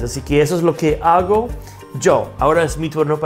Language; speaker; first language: Spanish; non-native, fluent; English